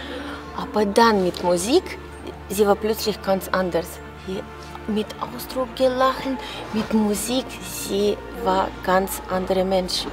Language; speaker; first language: German; non-native, fluent; Russian